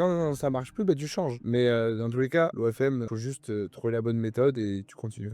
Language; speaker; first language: French; native; French